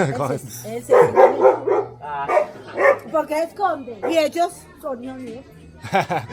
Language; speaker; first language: Spanish; native; Spanish